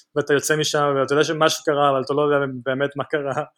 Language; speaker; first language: Hebrew; non-native, fluent; Spanish